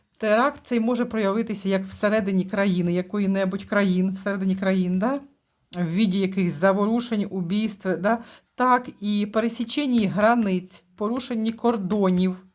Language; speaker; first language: Ukrainian; non-native, local second language; Russian